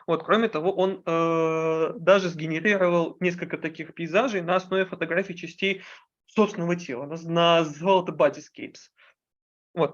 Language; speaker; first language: Russian; native; Russian